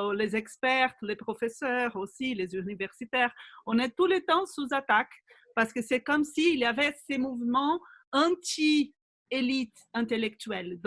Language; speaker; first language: French; non-native, fluent; Portuguese